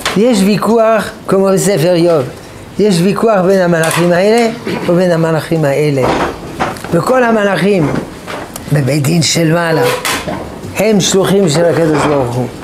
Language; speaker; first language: Hebrew; non-native, fluent; French